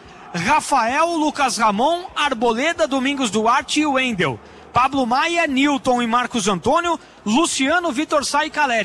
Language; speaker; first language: Portuguese; native; Portuguese